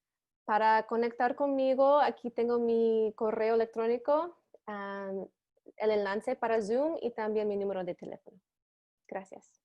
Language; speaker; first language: Spanish; non-native, fluent; English